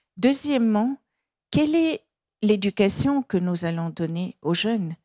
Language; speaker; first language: French; non-native, fluent; Bulgarian